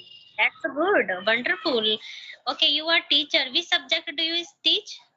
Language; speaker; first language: English; non-native, learner; Hindi